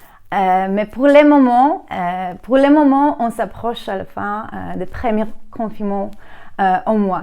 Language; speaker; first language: French; non-native, learner; Polish